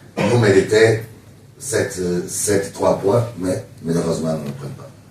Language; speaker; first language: French; non-native, learner; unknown